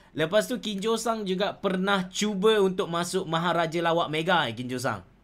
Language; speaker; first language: Malay; native; Malay